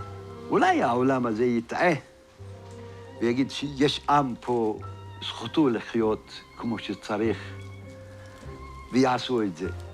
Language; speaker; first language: Hebrew; non-native, local second language; Arabic